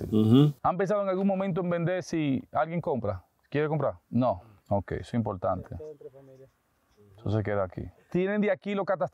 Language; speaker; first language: Spanish; native; Spanish